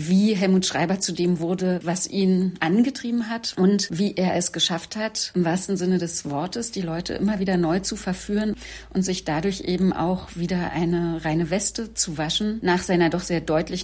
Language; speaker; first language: German; native; German